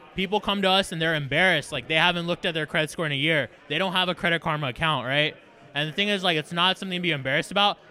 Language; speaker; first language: English; native; English